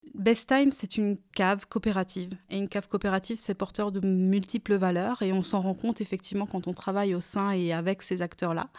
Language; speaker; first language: French; native; French